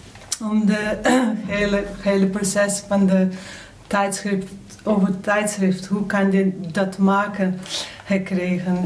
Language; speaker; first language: Dutch; non-native, learner; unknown